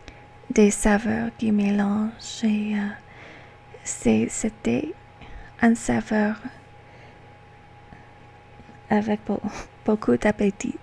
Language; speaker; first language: French; non-native, learner; English